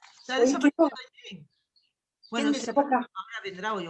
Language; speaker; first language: Spanish; native; Spanish